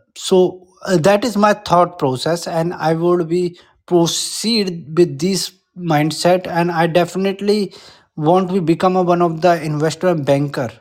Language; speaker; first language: English; non-native, local second language; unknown